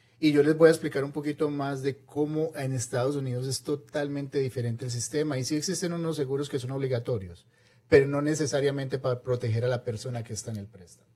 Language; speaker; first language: Spanish; native; Spanish